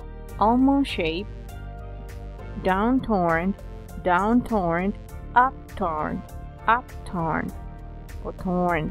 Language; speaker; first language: English; non-native, fluent; Spanish